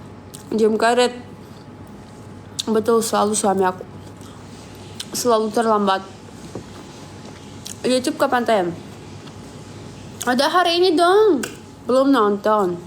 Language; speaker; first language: Indonesian; non-native, fluent; Russian